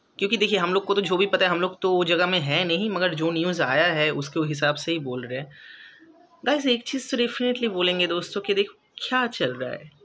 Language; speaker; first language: Hindi; non-native, local second language; Bangla